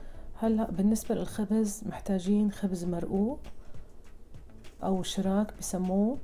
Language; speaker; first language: Arabic; native; Arabic